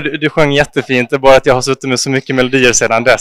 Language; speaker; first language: Swedish; native; Swedish